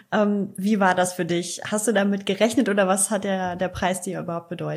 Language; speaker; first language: German; native; German